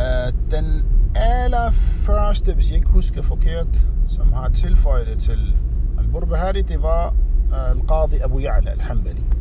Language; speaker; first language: Danish; non-native, fluent; Arabic